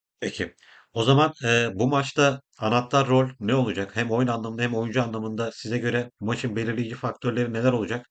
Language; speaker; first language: Turkish; native; Turkish